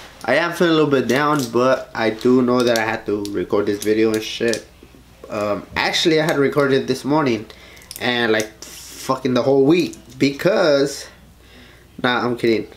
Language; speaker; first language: English; early bilingual, other home language; Spanish